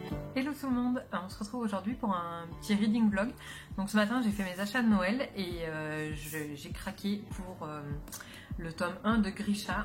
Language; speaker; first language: French; native; French